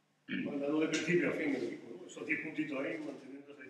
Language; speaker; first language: Spanish; native; Spanish